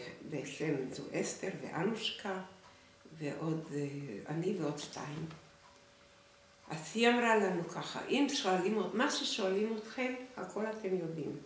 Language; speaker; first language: Hebrew; non-native, fluent; Hungarian